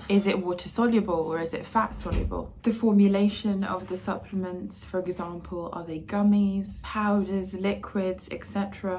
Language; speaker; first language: English; native; English